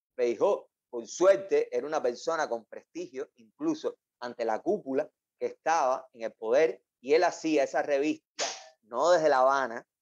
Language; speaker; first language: Spanish; native; Spanish